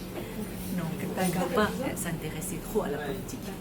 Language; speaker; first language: French; early bilingual, other home language; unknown